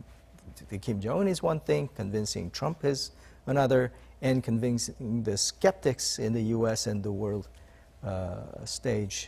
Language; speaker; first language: English; non-native, fluent; Korean